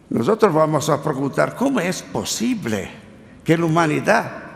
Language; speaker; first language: Spanish; non-native, learner; Italian